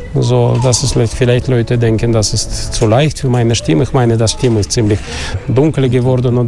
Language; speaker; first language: German; non-native, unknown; Russian